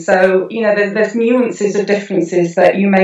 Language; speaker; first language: English; non-native, local second language; Welsh